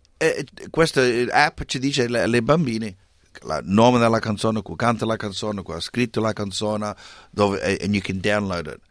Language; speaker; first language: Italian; early bilingual, heritage; English